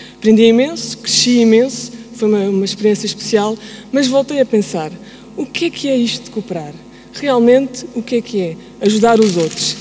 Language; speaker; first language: Portuguese; early bilingual, heritage; Portuguese